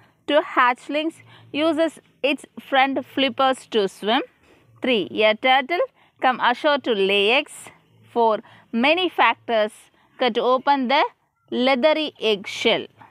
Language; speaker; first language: English; non-native, local second language; Tamil